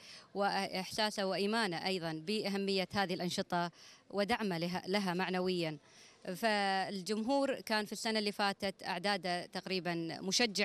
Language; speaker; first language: Arabic; native; Arabic